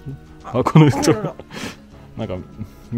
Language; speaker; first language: Japanese; non-native, learner; French